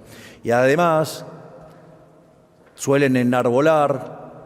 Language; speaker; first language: Spanish; native; Spanish